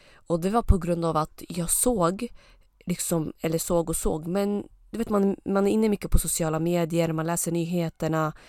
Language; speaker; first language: Swedish; early bilingual, other home language; Arabic